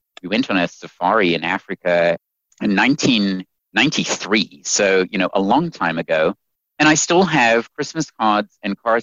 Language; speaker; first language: English; native; English